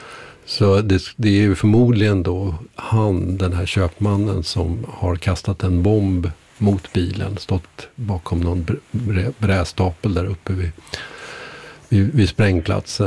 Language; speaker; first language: Swedish; native; Swedish